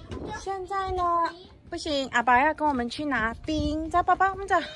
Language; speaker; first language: Chinese; native; Chinese